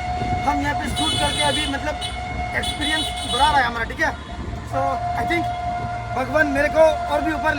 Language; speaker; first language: Hindi; non-native, local second language; Bangla